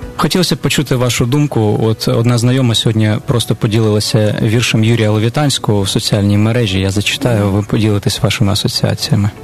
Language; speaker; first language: Ukrainian; native; Ukrainian